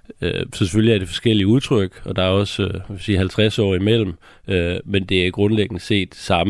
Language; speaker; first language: Danish; native; Danish